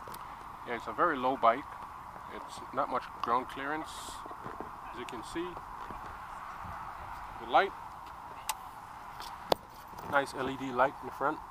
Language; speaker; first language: English; native; English